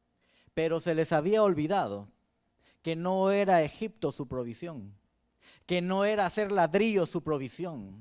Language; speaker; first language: Spanish; native; Spanish